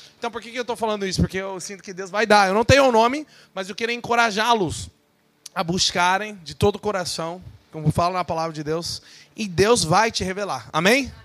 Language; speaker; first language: Portuguese; non-native, fluent; English